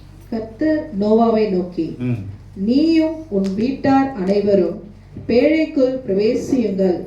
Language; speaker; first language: Tamil; native; Tamil